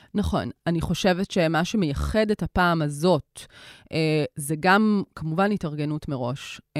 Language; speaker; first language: Hebrew; native; Hebrew